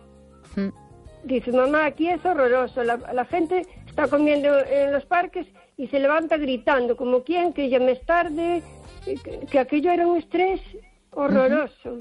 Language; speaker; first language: Spanish; native; Spanish